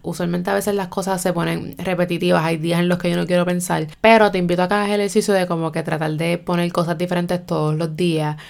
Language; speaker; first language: Spanish; native; Spanish